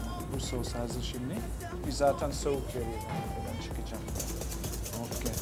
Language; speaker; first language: Turkish; non-native, learner; English